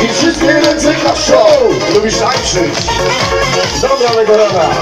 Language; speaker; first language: Polish; native; Polish